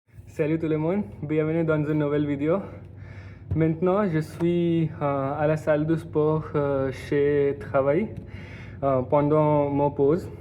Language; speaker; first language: French; non-native, learner; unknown